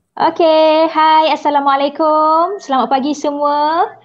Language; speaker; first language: Malay; native; Malay